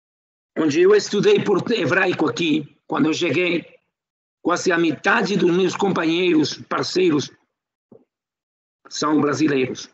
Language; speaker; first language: Portuguese; non-native, fluent; Spanish